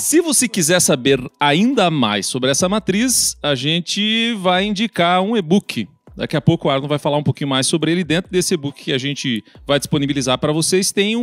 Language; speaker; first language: Portuguese; native; Portuguese